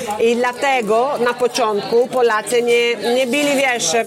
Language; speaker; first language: Polish; non-native, learner; Italian